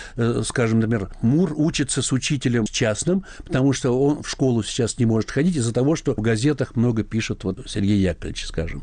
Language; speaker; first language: Russian; native; Russian